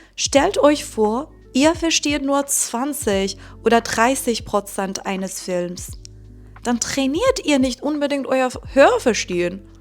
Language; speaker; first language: German; non-native, fluent; Persian